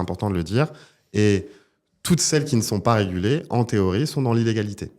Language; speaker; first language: French; native; French